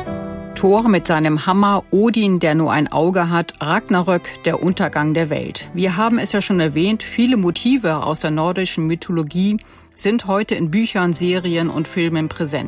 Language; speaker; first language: German; native; German